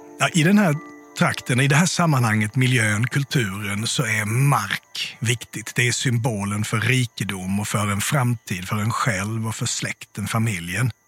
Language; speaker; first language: Swedish; native; Swedish